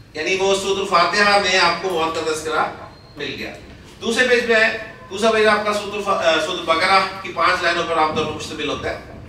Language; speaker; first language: Urdu; native; Urdu